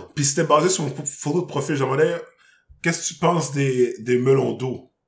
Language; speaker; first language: French; native; French